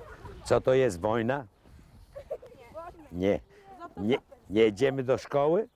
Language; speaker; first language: Polish; non-native, learner; Dutch